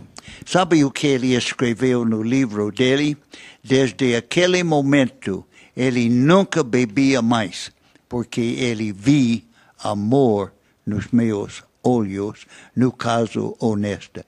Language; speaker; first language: Portuguese; non-native, learner; English